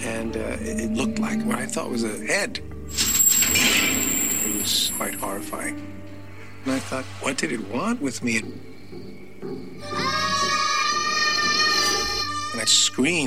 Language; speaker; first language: English; native; English